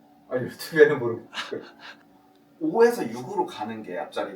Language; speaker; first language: Korean; native; Korean